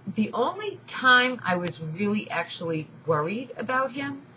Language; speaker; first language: English; native; English